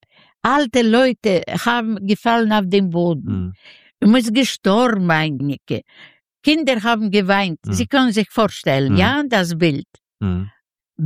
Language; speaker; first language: German; non-native, fluent; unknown